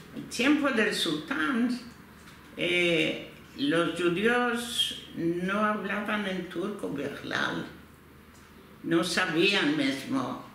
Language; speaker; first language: Spanish; early bilingual, heritage; Turkish